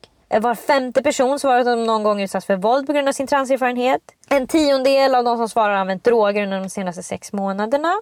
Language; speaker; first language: Swedish; native; Swedish